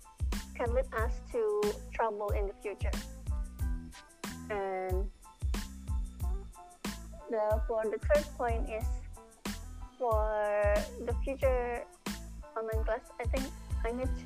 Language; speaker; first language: English; non-native, learner; Indonesian